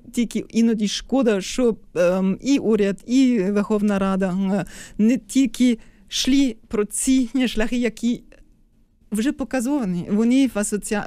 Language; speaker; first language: Ukrainian; non-native, fluent; German